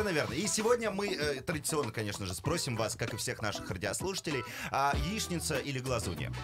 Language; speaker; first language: Russian; native; Russian